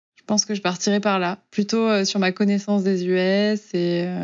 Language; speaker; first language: French; native; French